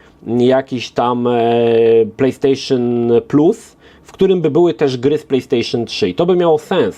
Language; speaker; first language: Polish; native; Polish